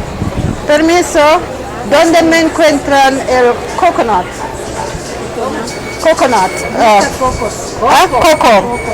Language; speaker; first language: Spanish; non-native, learner; English